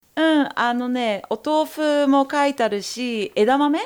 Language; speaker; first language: Japanese; early bilingual, heritage; Japanese